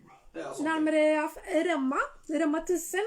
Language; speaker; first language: Norwegian; non-native, learner; Spanish